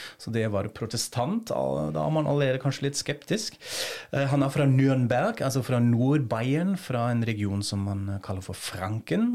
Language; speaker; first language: Norwegian; non-native, fluent; German